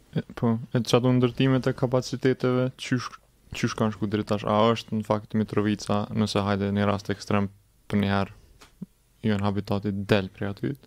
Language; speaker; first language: Albanian; native; Albanian